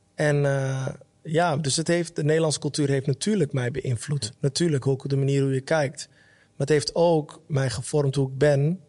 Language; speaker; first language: Dutch; early bilingual, other home language; Somali